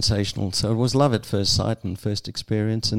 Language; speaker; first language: English; native; English